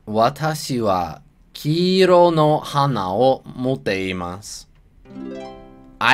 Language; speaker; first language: Japanese; non-native, learner; English